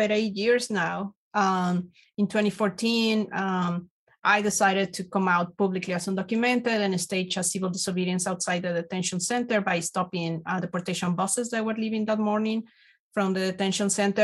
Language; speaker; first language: English; non-native, fluent; Spanish